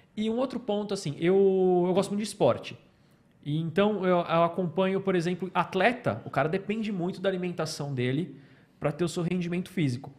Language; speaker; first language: Portuguese; native; Portuguese